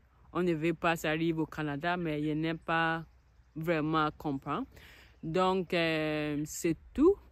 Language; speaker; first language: French; non-native, learner; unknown